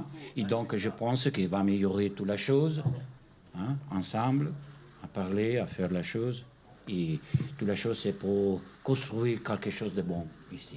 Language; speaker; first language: French; non-native, learner; Italian